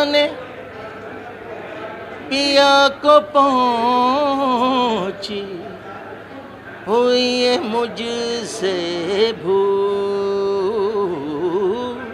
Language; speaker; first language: Hindi; native; Hindi